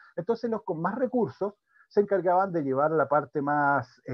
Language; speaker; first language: Spanish; native; Spanish